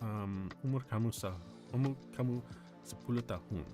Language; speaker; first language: Indonesian; non-native, learner; English